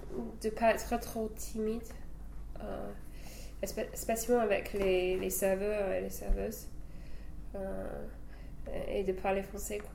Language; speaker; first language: French; non-native, fluent; English